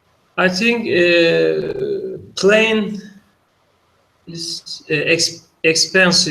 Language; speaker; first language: English; non-native, learner; Turkish